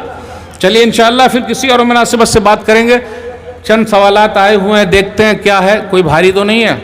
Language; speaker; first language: Hindi; native; Hindi